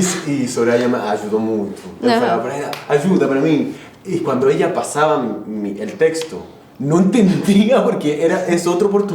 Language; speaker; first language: Portuguese; non-native, fluent; Spanish